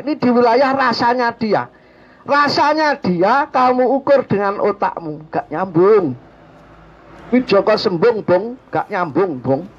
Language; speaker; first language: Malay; non-native, local second language; Javanese